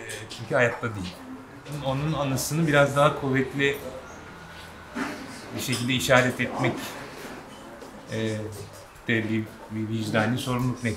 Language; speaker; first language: Turkish; native; Turkish